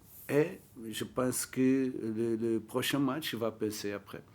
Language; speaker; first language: French; non-native, learner; Portuguese